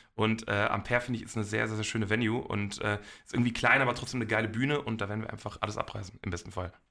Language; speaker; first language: German; early bilingual, other home language; Polish